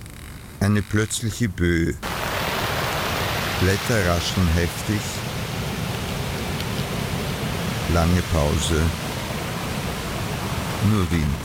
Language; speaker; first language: German; native; German